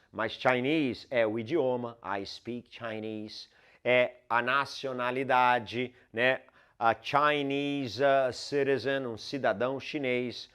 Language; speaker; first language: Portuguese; non-native, fluent; English